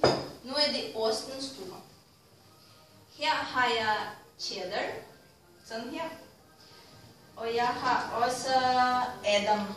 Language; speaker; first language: Danish; non-native, fluent; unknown